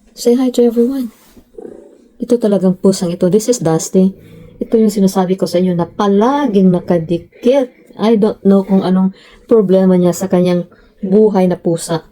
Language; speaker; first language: Filipino; non-native, local second language; Cebuano